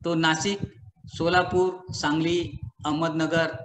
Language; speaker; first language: Hindi; non-native, local second language; Marathi